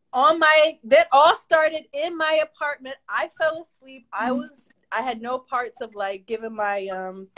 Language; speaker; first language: English; native; English